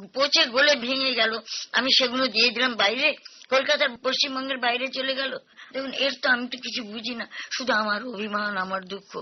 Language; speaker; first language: Bangla; native; Bangla